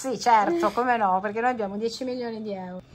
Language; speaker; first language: Italian; native; Italian